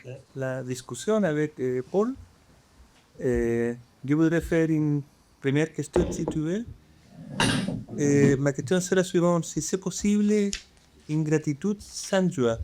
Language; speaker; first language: French; non-native, fluent; Spanish